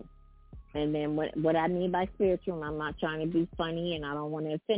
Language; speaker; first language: English; native; English